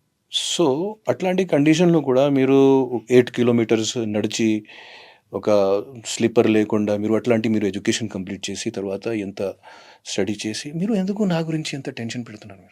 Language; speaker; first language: Telugu; non-native, fluent; Hindi